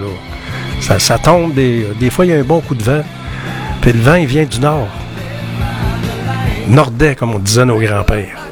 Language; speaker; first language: French; native; French